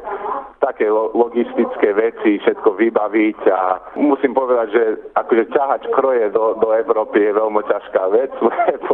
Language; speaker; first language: Slovak; early bilingual, heritage; Slovak